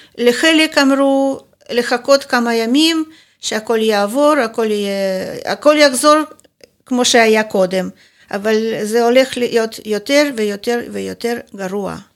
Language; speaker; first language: Hebrew; non-native, fluent; Russian